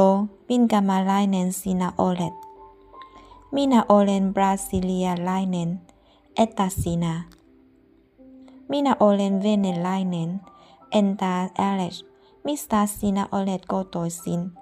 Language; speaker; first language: Finnish; non-native, learner; Vietnamese